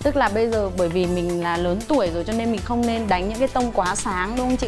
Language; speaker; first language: Vietnamese; native; Vietnamese